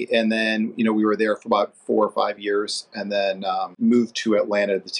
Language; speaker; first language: English; native; English